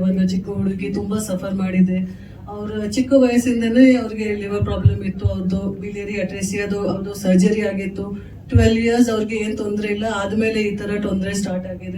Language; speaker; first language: Kannada; non-native, fluent; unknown